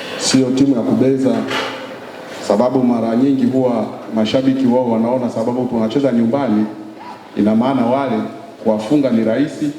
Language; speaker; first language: Swahili; native; Swahili